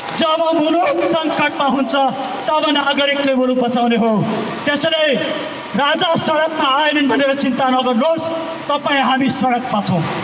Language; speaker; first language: Nepali; native; Nepali